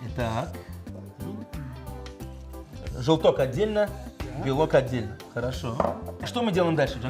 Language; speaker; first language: Russian; native; Russian